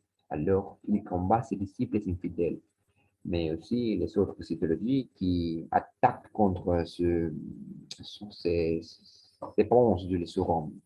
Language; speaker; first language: French; non-native, learner; Spanish